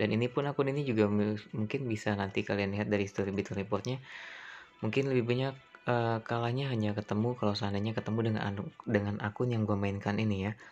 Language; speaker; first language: Indonesian; native; Indonesian